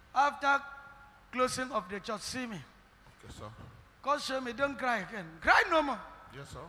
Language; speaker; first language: English; non-native, local second language; Ibibio